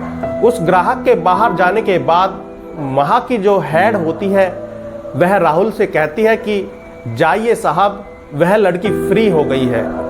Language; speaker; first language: Hindi; native; Hindi